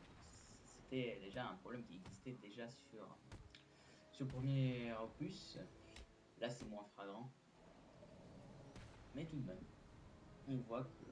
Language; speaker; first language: French; native; French